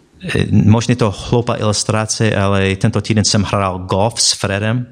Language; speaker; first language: Czech; non-native, fluent; English